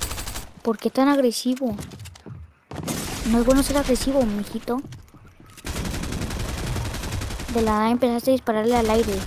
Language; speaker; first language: Spanish; native; Spanish